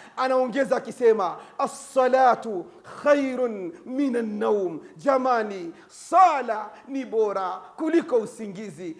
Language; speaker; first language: Swahili; native; Swahili